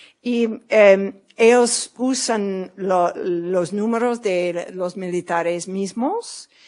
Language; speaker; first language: Spanish; non-native, fluent; English